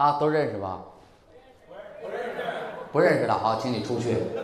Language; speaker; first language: Chinese; native; Chinese